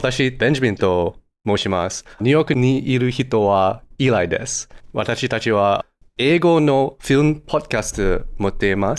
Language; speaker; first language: Japanese; non-native, learner; English